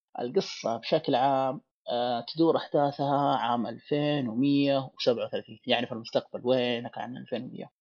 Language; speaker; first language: Arabic; native; Arabic